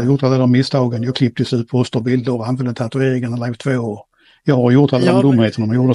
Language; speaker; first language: Swedish; native; Swedish